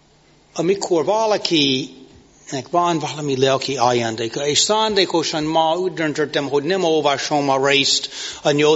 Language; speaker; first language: Hungarian; non-native, fluent; English